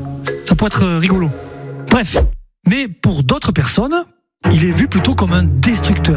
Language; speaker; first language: French; native; French